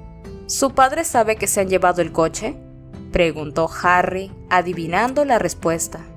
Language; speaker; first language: Spanish; native; Spanish